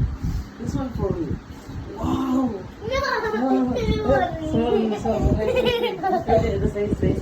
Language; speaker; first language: English; non-native, learner; Malayalam